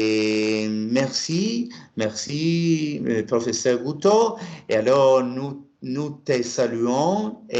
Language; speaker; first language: French; non-native, learner; Italian